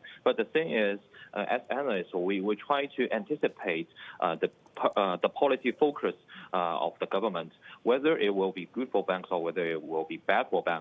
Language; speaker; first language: English; non-native, fluent; Chinese